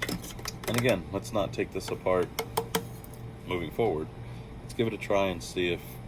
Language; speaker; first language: English; native; English